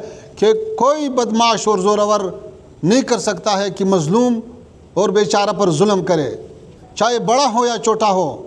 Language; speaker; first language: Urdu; non-native, learner; Pashto